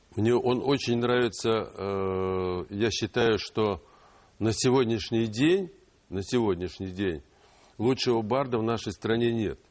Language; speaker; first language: Russian; non-native, local second language; Ukrainian